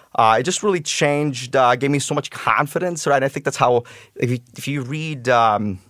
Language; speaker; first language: English; early bilingual, other home language; Russian